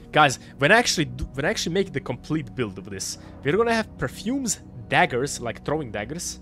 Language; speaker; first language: English; non-native, fluent; Croatian